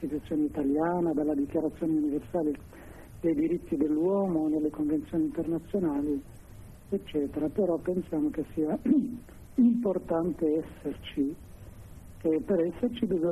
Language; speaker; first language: Italian; non-native, fluent; Arabic